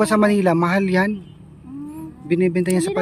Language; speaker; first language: Filipino; native; Filipino